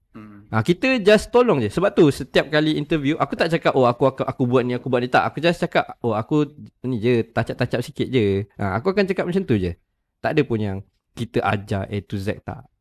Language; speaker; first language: Malay; native; Malay